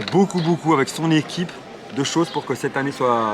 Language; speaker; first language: French; native; French